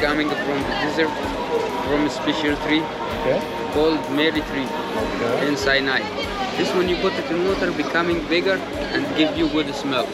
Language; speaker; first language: English; non-native, learner; Arabic